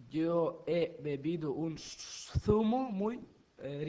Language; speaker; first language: Spanish; non-native, learner; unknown